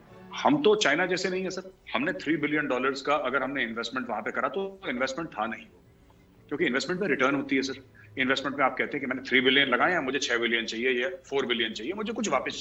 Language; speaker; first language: Hindi; native; Hindi